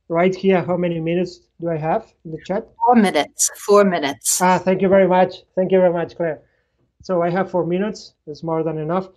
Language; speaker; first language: English; non-native, fluent; Spanish